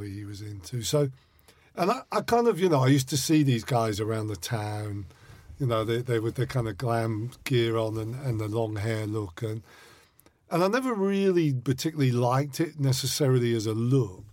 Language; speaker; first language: English; native; English